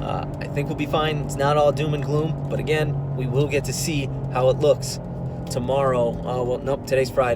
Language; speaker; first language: English; native; English